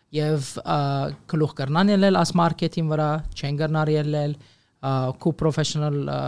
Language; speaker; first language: Armenian; early bilingual, heritage; Armenian